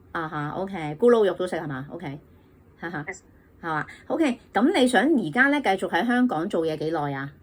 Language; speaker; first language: Cantonese; native; Cantonese